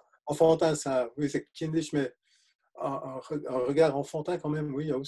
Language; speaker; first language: French; native; French